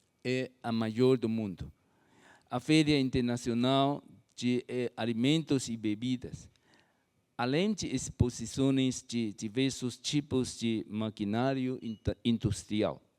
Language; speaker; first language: Portuguese; non-native, fluent; Chinese